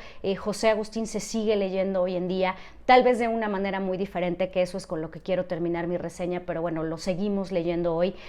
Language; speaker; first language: Spanish; native; Spanish